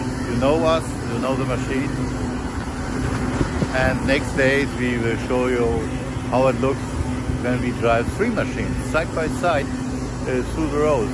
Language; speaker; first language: English; non-native, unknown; German